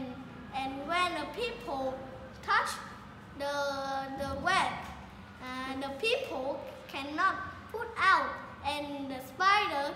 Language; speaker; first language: English; non-native, learner; Vietnamese